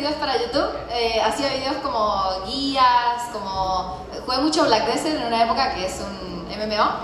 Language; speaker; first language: Spanish; non-native, fluent; French